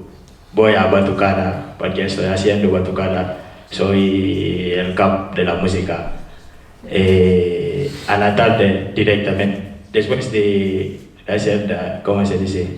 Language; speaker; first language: Spanish; non-native, fluent; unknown